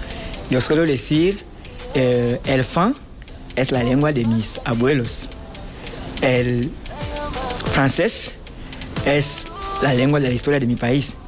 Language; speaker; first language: Spanish; non-native, fluent; Fang